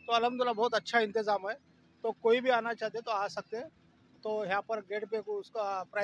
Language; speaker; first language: Hindi; native; Hindi